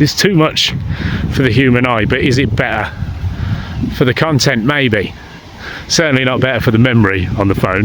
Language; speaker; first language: English; native; English